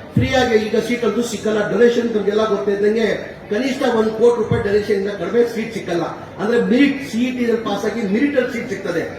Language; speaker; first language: Kannada; non-native, local second language; Urdu